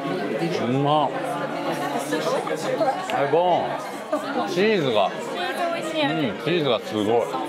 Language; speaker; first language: Japanese; native; Japanese